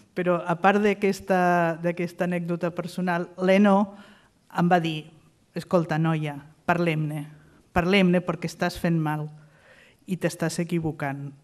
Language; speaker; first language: Catalan; non-native, fluent; Spanish